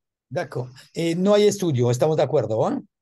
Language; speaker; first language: Spanish; non-native, learner; French